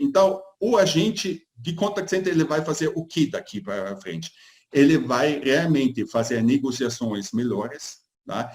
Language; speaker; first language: Portuguese; non-native, fluent; German